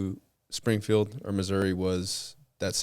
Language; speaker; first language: English; native; English